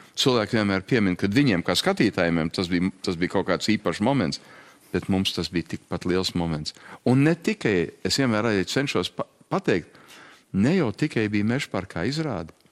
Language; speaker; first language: Latvian; early bilingual, heritage; Latvian